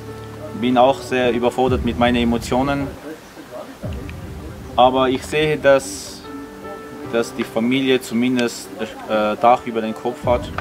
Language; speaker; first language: German; early bilingual, other home language; Armenian